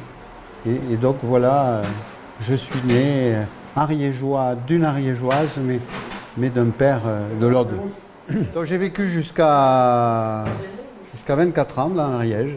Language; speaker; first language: French; native; French